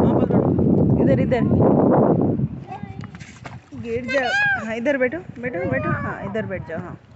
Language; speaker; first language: Hindi; non-native, local second language; Odia